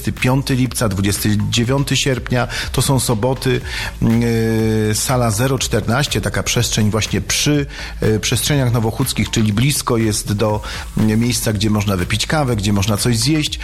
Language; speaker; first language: Polish; native; Polish